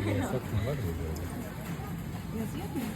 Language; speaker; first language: Turkish; early bilingual, heritage; Turkish